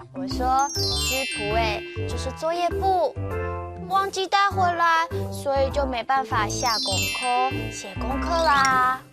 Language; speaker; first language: Chinese; native; Chinese